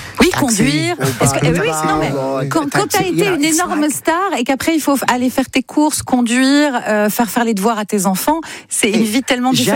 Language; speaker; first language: French; native; French